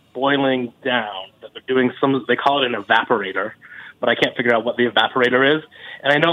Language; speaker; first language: English; native; English